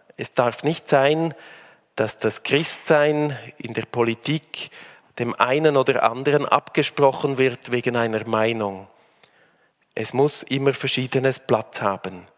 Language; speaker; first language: German; native; German